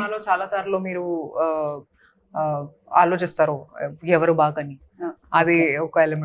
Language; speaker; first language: Telugu; non-native, fluent; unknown